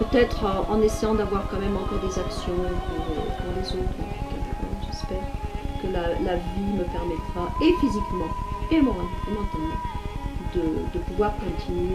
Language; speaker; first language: French; native; French